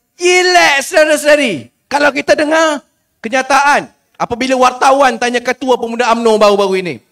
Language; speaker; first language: Malay; native; Malay